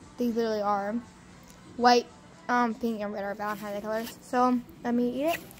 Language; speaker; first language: English; native; English